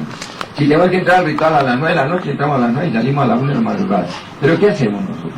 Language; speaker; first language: Spanish; native; Spanish